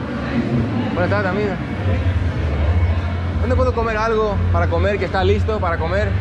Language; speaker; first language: Spanish; non-native, learner; Greek